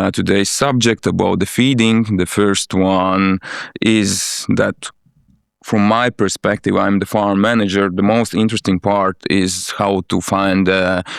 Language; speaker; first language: English; non-native, fluent; Latvian